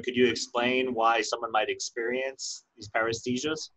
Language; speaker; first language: English; native; English